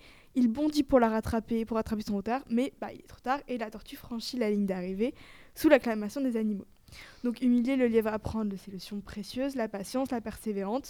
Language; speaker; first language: French; native; French